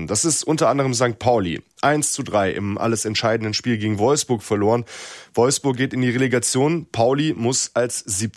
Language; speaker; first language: German; native; German